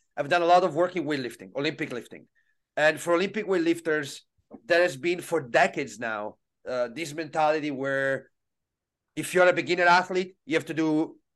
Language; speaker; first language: English; non-native, fluent; Italian